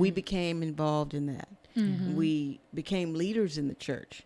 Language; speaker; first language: English; native; English